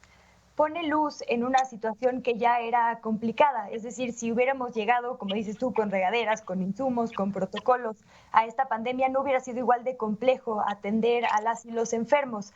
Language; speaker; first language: Spanish; native; Spanish